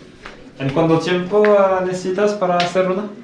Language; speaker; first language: Spanish; non-native, fluent; French